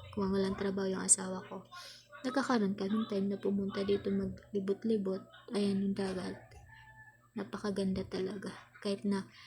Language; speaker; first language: Filipino; non-native, local second language; Bikol